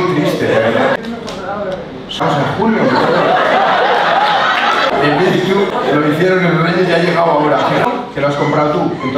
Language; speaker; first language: Spanish; native; Spanish